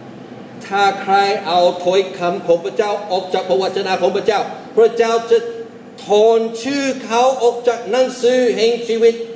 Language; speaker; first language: Thai; non-native, fluent; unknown